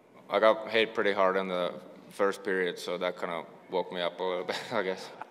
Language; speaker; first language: English; non-native, fluent; Finnish